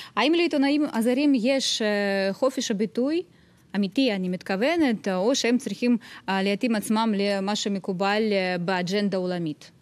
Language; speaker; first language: Hebrew; non-native, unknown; Russian